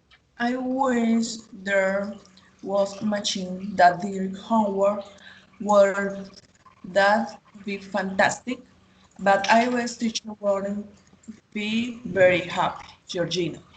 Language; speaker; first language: English; non-native, learner; Spanish